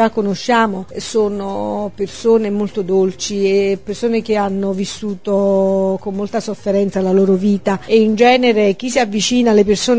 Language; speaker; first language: Italian; native; Italian